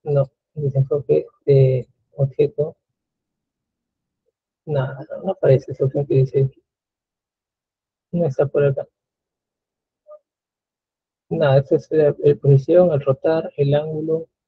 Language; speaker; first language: Spanish; native; Spanish